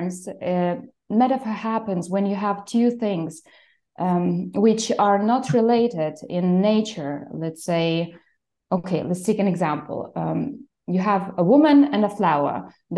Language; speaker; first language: English; non-native, fluent; Lithuanian